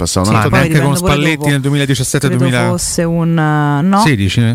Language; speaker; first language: Italian; native; Italian